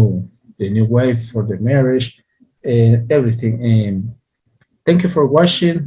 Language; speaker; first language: English; non-native, learner; Spanish